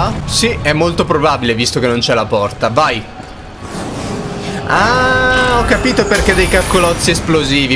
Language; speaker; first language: Italian; native; Italian